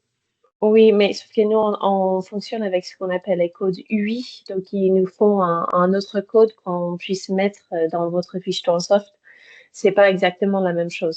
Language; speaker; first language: French; native; French